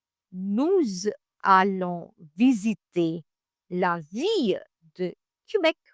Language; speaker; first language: French; non-native, fluent; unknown